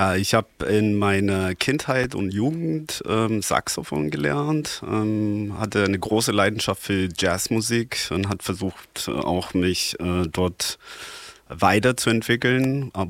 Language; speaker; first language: German; non-native, fluent; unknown